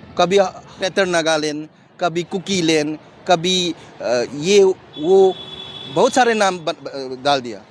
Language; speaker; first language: Hindi; non-native, local second language; Manipuri